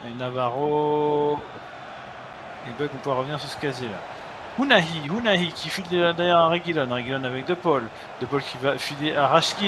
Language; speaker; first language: French; native; French